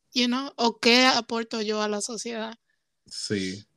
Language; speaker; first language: Spanish; native; Spanish